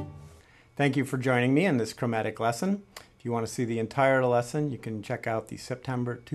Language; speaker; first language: English; native; English